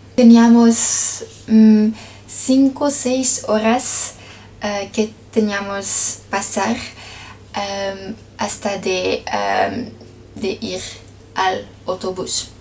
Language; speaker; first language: Spanish; non-native, learner; Dutch